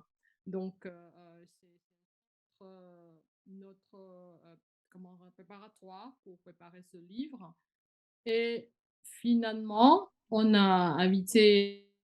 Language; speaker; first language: French; non-native, fluent; Chinese